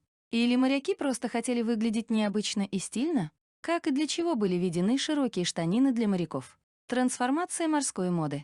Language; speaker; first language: Russian; native; Russian